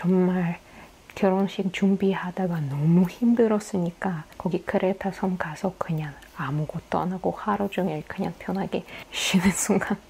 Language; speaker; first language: Korean; non-native, fluent; Russian